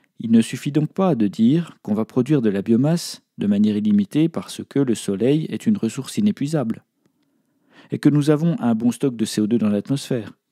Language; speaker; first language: French; native; French